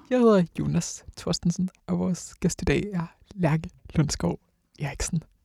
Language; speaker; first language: Danish; native; Danish